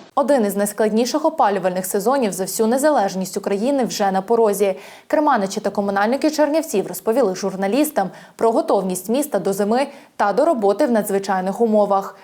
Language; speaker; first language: Ukrainian; native; Ukrainian